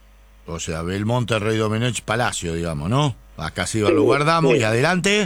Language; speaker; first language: Spanish; native; Spanish